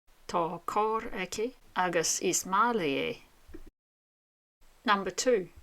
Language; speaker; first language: Irish; non-native, fluent; English